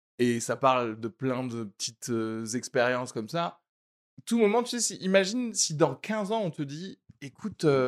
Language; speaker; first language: French; native; French